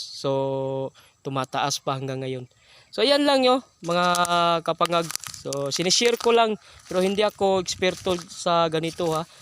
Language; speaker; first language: Filipino; non-native, local second language; Cebuano